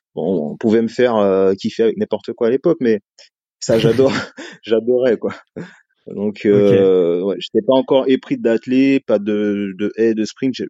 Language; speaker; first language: French; native; French